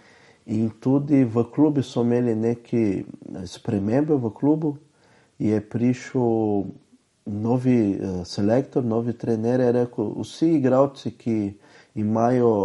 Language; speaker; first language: Slovenian; non-native, fluent; Portuguese